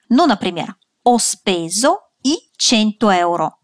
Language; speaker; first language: Italian; non-native, fluent; Russian